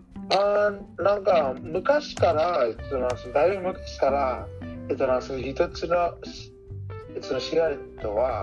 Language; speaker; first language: Japanese; non-native, learner; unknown